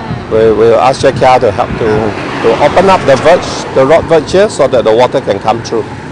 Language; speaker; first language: English; non-native, local second language; Chinese